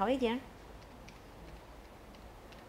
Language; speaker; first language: Chinese; non-native, fluent; Italian